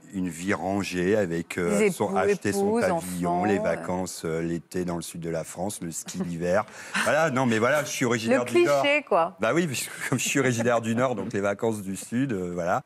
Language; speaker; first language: French; native; French